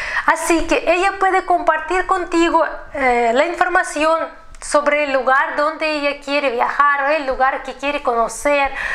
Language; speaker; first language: Spanish; non-native, fluent; Russian